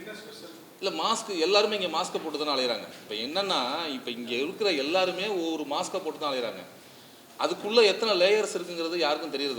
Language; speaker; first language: Tamil; native; Tamil